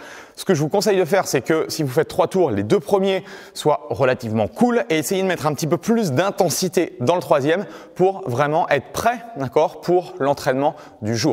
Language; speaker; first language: French; native; French